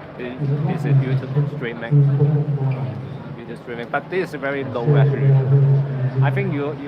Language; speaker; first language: English; non-native, learner; Cantonese